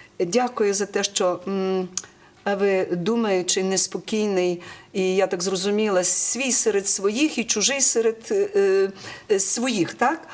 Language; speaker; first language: Ukrainian; native; Ukrainian